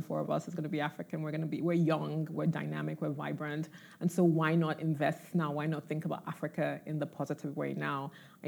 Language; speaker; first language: English; non-native, local second language; Igbo